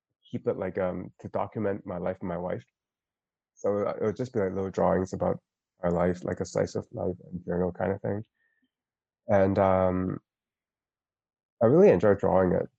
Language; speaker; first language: English; non-native, local second language; Cantonese